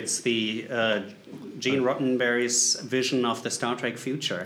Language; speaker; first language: English; non-native, fluent; German